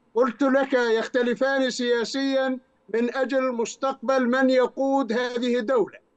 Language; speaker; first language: Arabic; native; Arabic